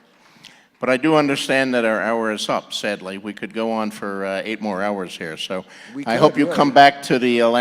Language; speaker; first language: English; native; English